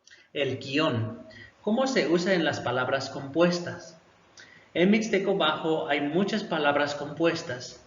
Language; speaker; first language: Spanish; non-native, local second language; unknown